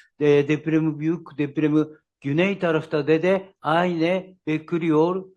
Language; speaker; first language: Turkish; non-native, learner; Japanese